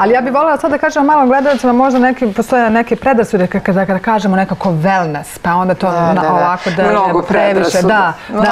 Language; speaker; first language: Serbian; native; Serbian